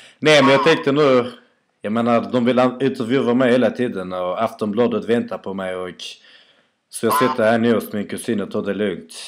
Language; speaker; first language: Swedish; native; Swedish